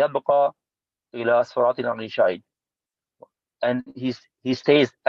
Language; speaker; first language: Arabic; non-native, learner; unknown